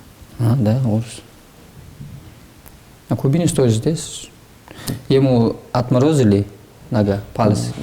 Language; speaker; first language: Russian; non-native, local second language; Uzbek